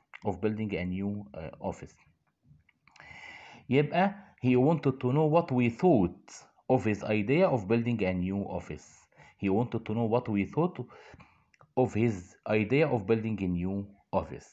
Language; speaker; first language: English; non-native, fluent; Arabic